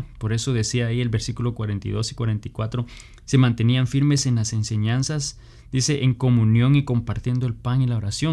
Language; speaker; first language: Spanish; native; Spanish